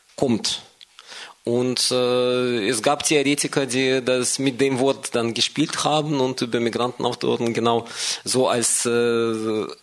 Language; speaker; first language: German; non-native, fluent; Russian